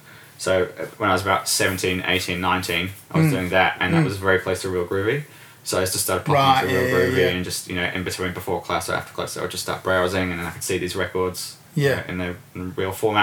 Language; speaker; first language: English; native; English